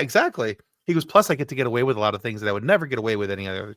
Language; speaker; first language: English; native; English